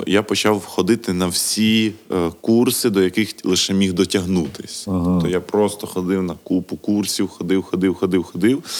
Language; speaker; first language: Ukrainian; non-native, local second language; Russian